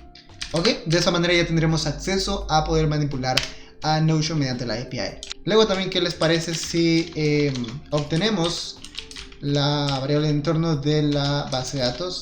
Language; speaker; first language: Spanish; native; Spanish